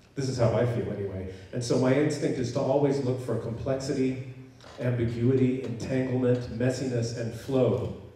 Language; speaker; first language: English; native; English